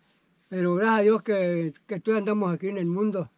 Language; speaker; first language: Spanish; native; Spanish